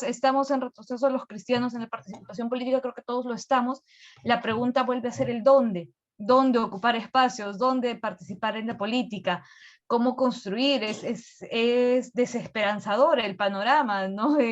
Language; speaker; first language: Spanish; native; Spanish